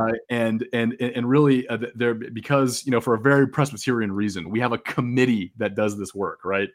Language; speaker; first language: English; native; English